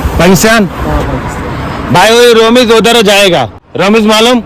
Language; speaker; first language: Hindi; non-native, learner; Bangla